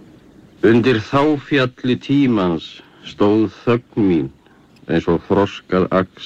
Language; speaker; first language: Icelandic; native; Icelandic